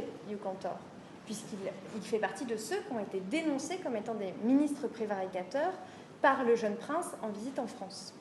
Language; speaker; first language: French; native; French